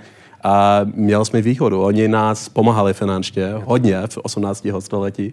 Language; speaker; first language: Czech; non-native, learner; English